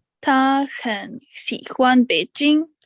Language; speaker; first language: Chinese; non-native, learner; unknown